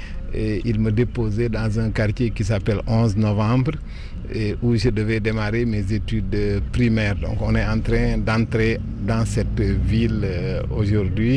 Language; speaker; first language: French; native; French